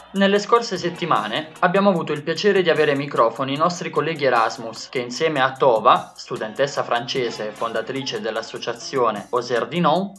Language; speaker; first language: Italian; non-native, fluent; Portuguese